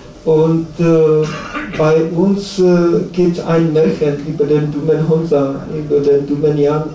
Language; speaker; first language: German; non-native, learner; Czech